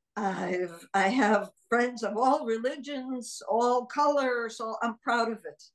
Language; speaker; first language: English; early bilingual, other home language; Hebrew